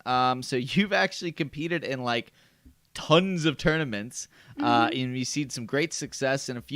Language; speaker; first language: English; native; English